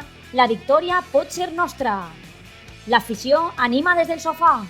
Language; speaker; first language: Catalan; native; Catalan